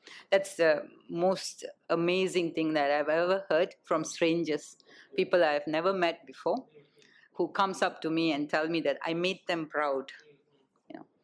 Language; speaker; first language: English; non-native, local second language; Tamil